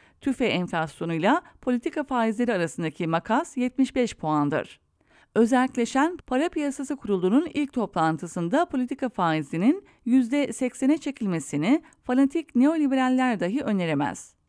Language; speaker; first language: Turkish; native; Turkish